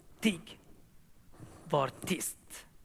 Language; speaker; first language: Swedish; non-native, fluent; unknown